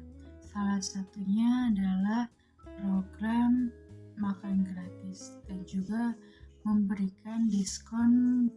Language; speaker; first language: Indonesian; native; Indonesian